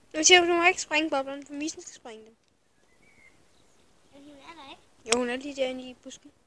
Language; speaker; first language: German; non-native, learner; Danish